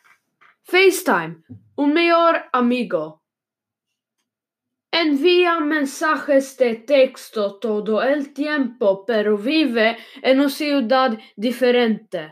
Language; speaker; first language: Spanish; non-native, learner; Swedish